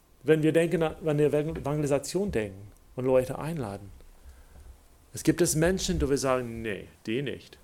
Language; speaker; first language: German; non-native, fluent; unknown